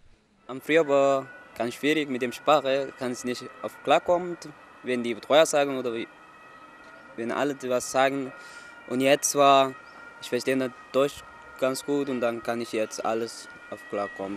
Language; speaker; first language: German; non-native, learner; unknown